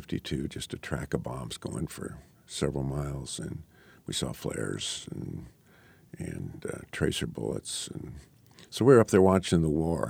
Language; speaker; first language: English; native; English